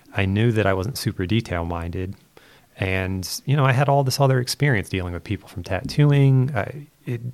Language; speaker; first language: English; native; English